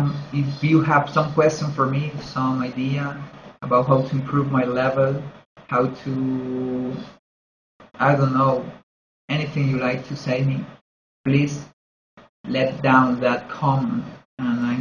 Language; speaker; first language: English; non-native, learner; Spanish